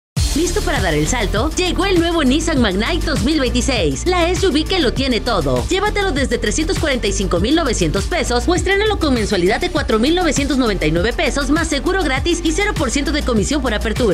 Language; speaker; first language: Spanish; native; Spanish